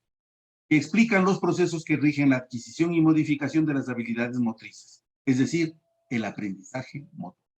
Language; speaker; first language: Spanish; native; Spanish